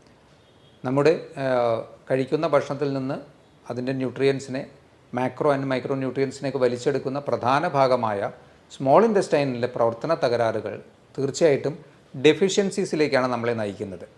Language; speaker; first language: Malayalam; native; Malayalam